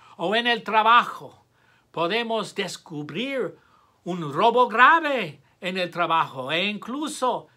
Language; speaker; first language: Spanish; non-native, fluent; English